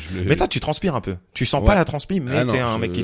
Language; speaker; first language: French; native; French